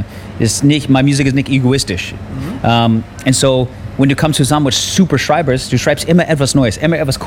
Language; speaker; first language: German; non-native, learner; English